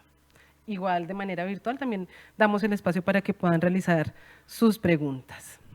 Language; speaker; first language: Spanish; native; Spanish